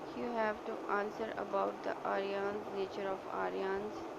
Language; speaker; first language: English; non-native, local second language; Urdu